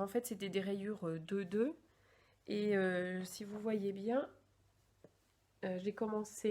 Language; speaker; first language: French; native; French